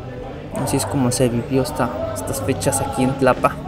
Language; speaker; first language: Spanish; native; Spanish